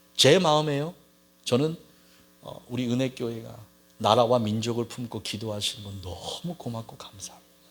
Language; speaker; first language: Korean; native; Korean